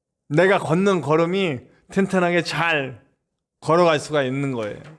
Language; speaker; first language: Korean; native; Korean